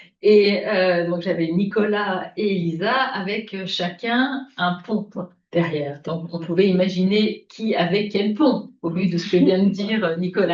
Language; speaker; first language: French; native; French